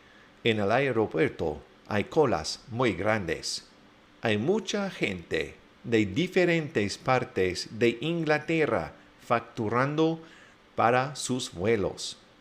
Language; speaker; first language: Spanish; non-native, fluent; English